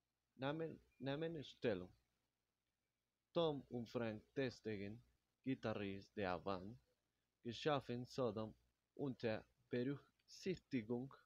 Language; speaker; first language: German; non-native, learner; Spanish